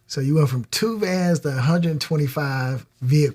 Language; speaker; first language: English; native; English